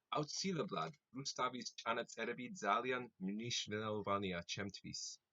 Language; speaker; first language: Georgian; non-native, learner; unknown